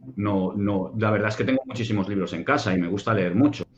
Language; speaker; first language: Spanish; native; Spanish